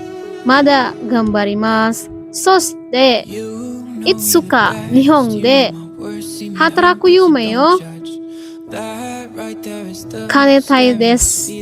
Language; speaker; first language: Japanese; non-native, learner; Indonesian